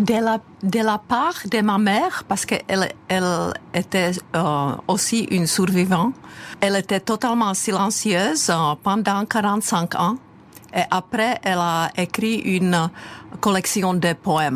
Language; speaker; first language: French; non-native, fluent; Czech